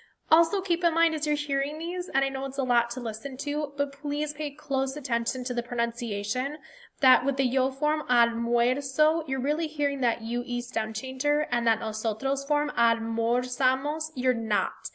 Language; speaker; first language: English; native; English